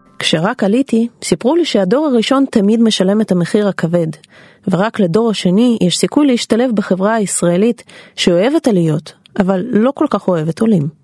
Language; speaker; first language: Hebrew; non-native, fluent; Russian